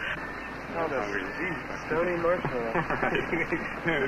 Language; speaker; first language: English; native; English